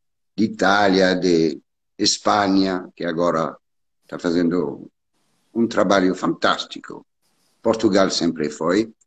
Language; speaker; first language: Portuguese; non-native, learner; French